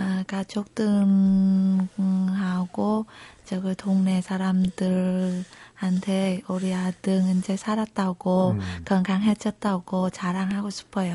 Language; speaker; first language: Korean; non-native, local second language; Vietnamese